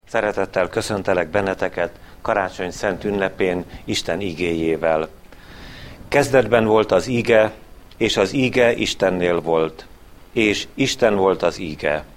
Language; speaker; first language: Hungarian; native; Hungarian